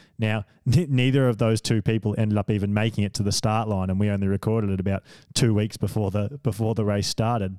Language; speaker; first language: English; native; English